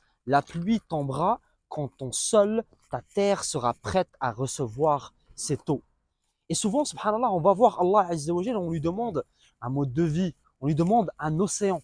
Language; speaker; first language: French; native; French